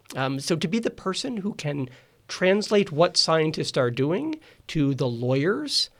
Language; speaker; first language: English; native; English